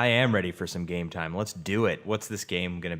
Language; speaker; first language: English; native; English